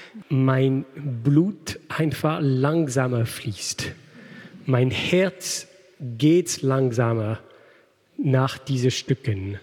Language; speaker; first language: German; non-native, fluent; French